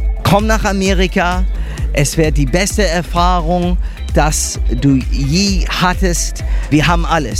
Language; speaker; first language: German; early bilingual, heritage; English